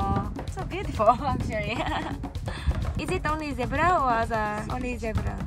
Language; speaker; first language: English; non-native, learner; Japanese